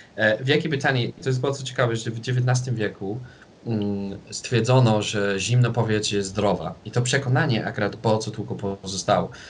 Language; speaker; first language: Polish; non-native, fluent; English